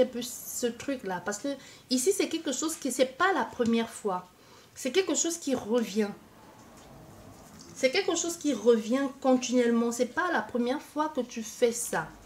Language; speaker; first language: French; native; French